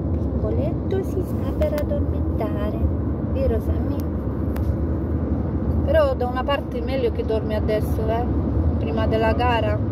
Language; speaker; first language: Italian; non-native, learner; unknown